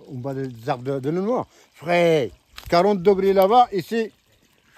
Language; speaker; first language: French; non-native, learner; Arabic